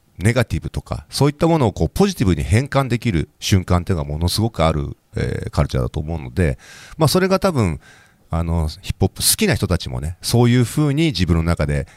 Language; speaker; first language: Japanese; native; Japanese